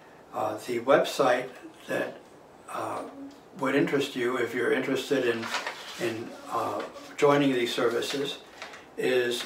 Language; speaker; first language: English; native; English